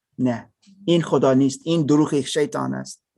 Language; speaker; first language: Persian; non-native, learner; German